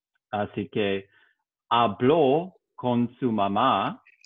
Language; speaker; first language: Spanish; non-native, learner; English